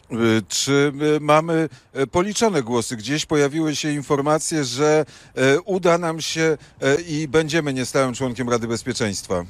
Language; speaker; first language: Polish; native; Polish